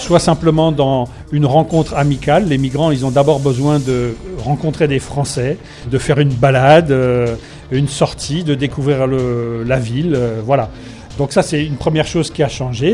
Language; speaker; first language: French; native; French